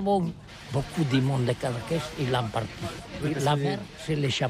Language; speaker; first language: French; non-native, learner; Catalan